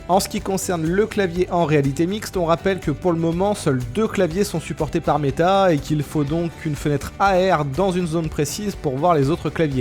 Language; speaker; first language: French; native; French